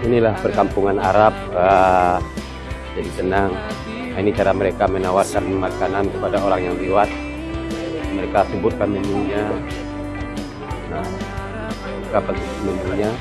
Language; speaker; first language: Indonesian; non-native, local second language; Minangkabau